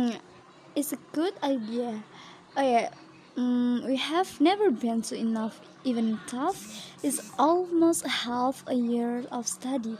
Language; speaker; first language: English; non-native, learner; Indonesian